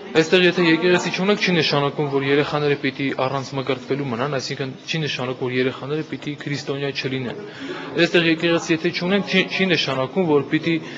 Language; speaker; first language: Armenian; native; Armenian